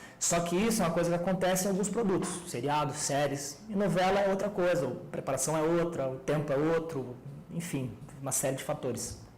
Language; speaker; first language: Portuguese; native; Portuguese